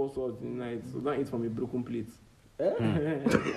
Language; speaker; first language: English; non-native, local second language; Yoruba